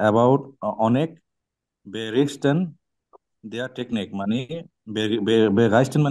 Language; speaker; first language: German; non-native, learner; Bangla